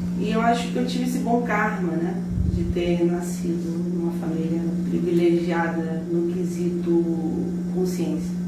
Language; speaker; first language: Portuguese; early bilingual, heritage; Portuguese